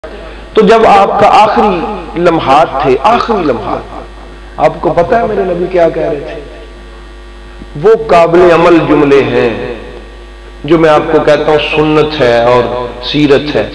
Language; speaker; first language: Hindi; non-native, local second language; Punjabi